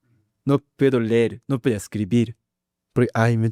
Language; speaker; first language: Spanish; non-native, learner; Japanese